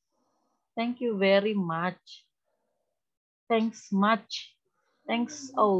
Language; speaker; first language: English; non-native, fluent; Indonesian